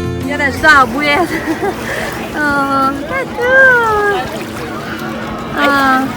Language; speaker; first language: French; native; French